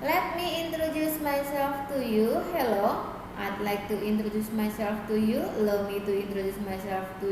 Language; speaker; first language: English; non-native, fluent; Indonesian